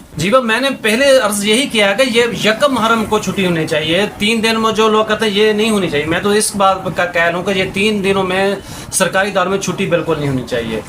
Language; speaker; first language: Urdu; non-native, local second language; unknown